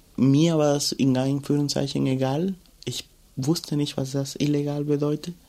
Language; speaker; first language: German; non-native, fluent; Spanish